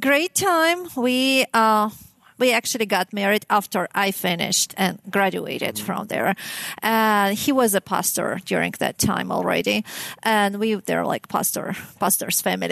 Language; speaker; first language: English; non-native, fluent; Russian